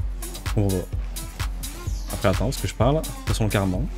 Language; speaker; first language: French; native; French